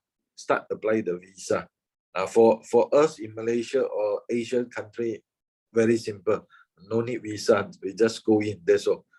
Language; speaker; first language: English; non-native, fluent; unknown